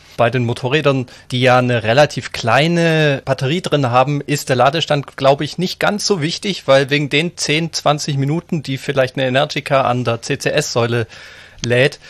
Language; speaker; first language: German; native; German